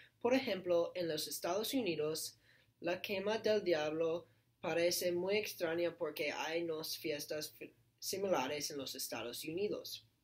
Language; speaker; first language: Spanish; non-native, learner; English